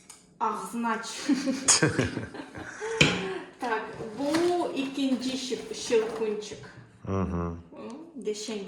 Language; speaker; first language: Turkish; non-native, learner; Russian